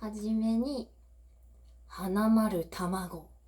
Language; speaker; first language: Japanese; non-native, learner; English